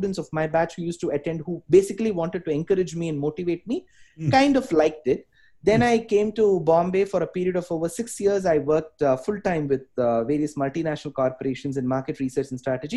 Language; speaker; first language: English; non-native, local second language; Tamil